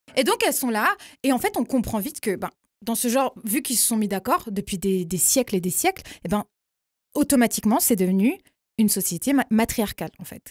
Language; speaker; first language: French; native; French